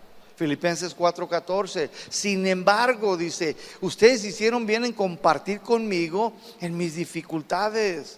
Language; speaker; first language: Spanish; native; Spanish